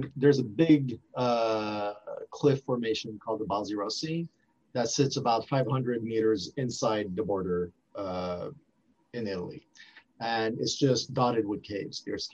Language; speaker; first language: English; non-native, fluent; French